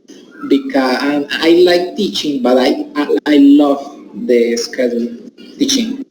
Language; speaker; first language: English; non-native, learner; Spanish